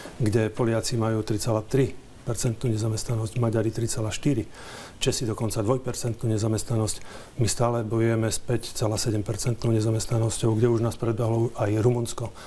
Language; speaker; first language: Slovak; native; Slovak